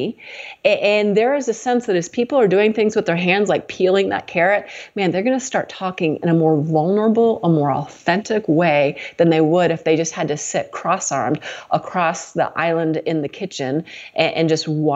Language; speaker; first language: English; native; English